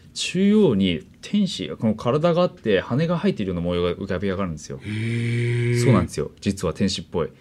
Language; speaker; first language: Japanese; early bilingual, heritage; English